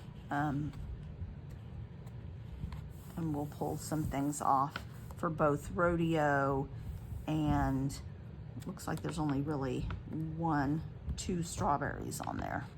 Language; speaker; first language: English; native; English